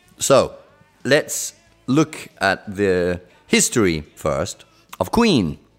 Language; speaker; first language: English; native; English